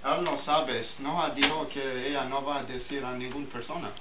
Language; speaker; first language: Spanish; non-native, learner; English